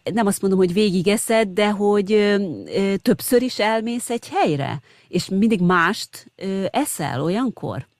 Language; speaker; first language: Hungarian; native; Hungarian